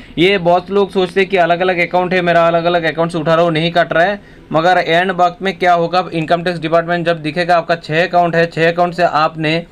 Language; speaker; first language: Hindi; non-native, local second language; Bangla